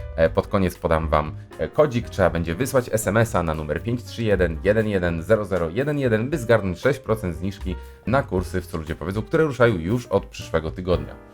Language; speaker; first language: Polish; native; Polish